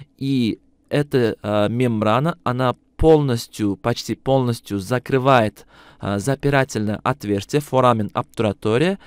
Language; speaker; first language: Russian; non-native, local second language; Uzbek